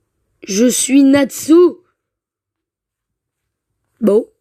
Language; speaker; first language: French; native; French